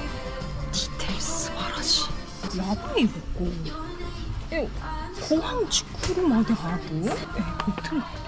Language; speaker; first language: Japanese; non-native, learner; Korean